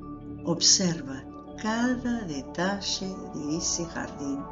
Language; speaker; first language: Spanish; non-native, fluent; Portuguese